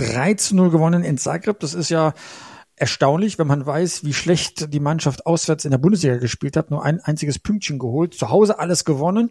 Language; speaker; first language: German; native; German